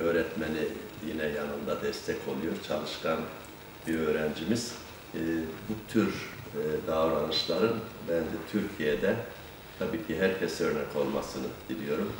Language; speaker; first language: Turkish; native; Turkish